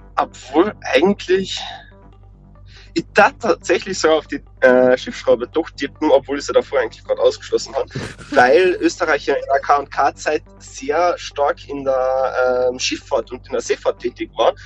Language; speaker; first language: German; native; German